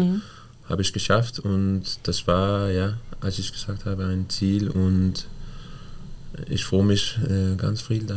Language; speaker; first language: German; non-native, fluent; Danish